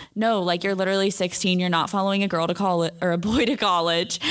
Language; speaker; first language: English; native; English